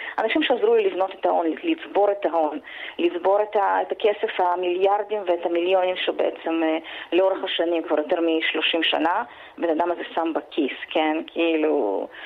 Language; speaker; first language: Hebrew; non-native, fluent; Russian